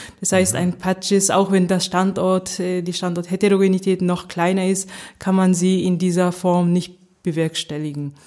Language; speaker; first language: German; early bilingual, heritage; German